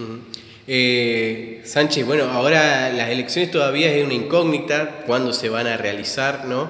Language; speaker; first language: Spanish; native; Spanish